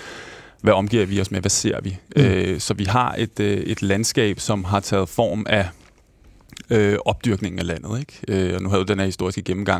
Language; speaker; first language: Danish; native; Danish